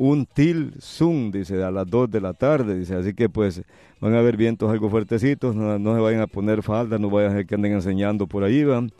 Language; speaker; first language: Spanish; native; Spanish